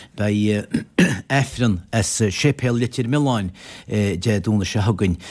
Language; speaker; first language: Irish; native; Irish